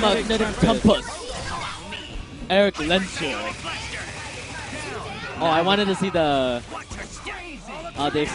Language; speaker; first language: English; native; English